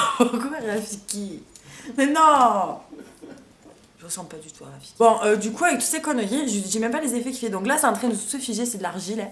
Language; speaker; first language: French; native; French